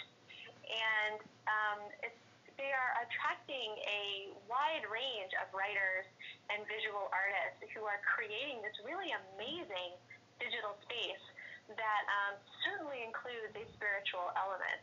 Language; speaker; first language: English; native; English